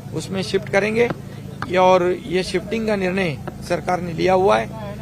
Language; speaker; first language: Hindi; non-native, local second language; Marathi